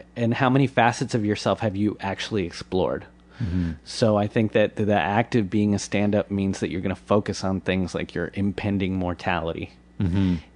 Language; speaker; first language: English; native; English